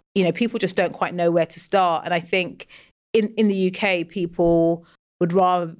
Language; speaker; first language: English; native; English